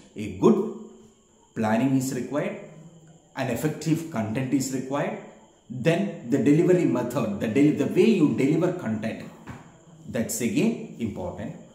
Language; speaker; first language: English; non-native, local second language; Malayalam